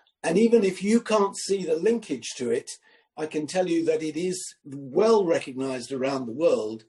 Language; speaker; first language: English; native; English